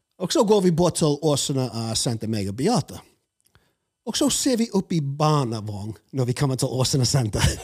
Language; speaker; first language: Norwegian; non-native, fluent; English